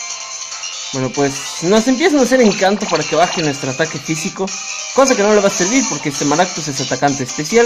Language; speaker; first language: Spanish; native; Spanish